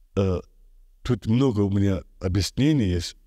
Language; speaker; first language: Russian; non-native, local second language; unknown